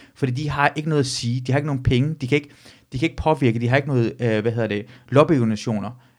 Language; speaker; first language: Danish; early bilingual, other home language; Persian